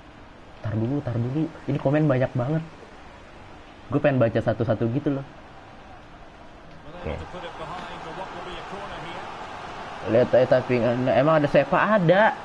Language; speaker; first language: Indonesian; native; Indonesian